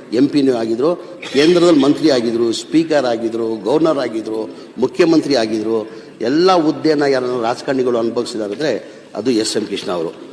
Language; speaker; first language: Kannada; non-native, local second language; Urdu